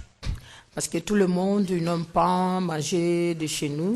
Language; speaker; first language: French; non-native, learner; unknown